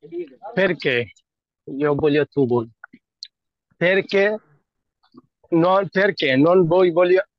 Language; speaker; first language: Italian; non-native, learner; Bangla